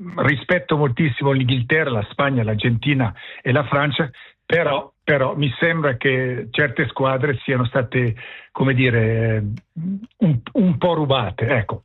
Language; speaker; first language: Italian; early bilingual, heritage; French